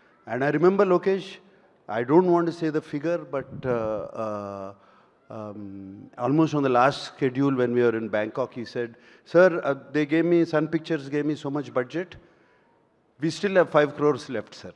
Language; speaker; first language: English; non-native, local second language; Telugu